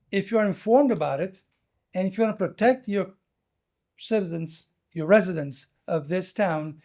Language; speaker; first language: English; non-native, fluent; Portuguese